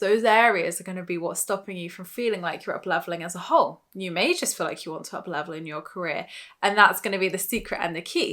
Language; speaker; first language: English; native; English